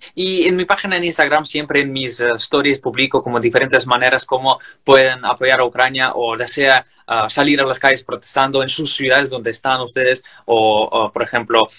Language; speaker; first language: Spanish; non-native, fluent; Ukrainian